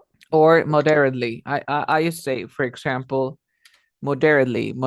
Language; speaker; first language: English; non-native, fluent; Spanish